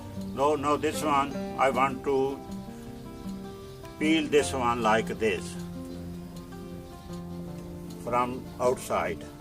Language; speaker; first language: English; non-native, learner; Punjabi